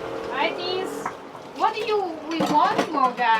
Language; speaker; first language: English; non-native, learner; Spanish